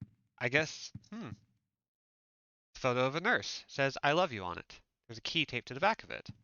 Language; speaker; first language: English; native; English